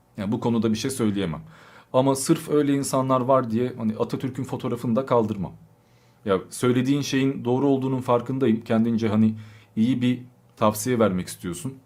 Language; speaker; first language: Turkish; early bilingual, other home language; Albanian